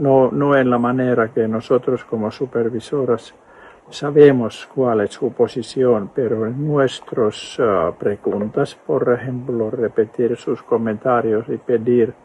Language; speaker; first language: Spanish; non-native, fluent; Finnish